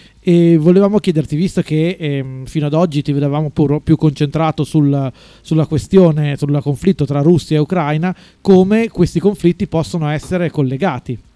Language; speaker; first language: Italian; native; Italian